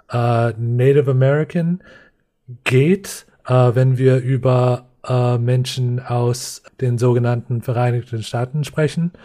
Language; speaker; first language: German; non-native, fluent; English